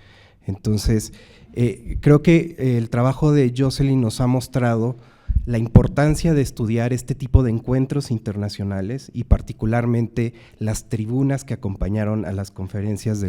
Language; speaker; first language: Spanish; native; Spanish